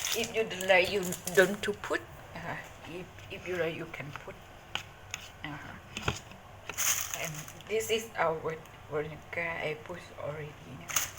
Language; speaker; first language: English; non-native, learner; Thai